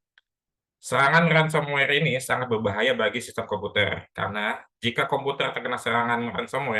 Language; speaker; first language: Indonesian; native; Indonesian